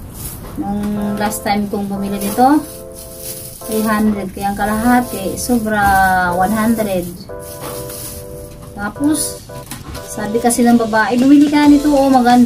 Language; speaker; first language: Filipino; non-native, local second language; Cebuano